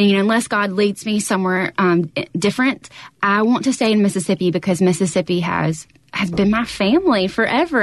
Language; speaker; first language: English; native; English